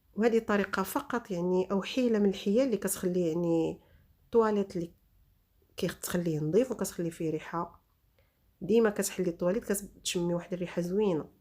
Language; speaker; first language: Arabic; native; Arabic